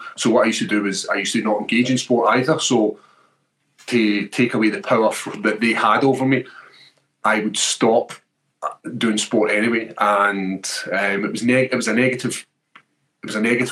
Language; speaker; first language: English; native; English